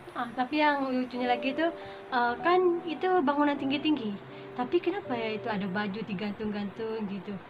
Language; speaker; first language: Indonesian; non-native, local second language; Madurese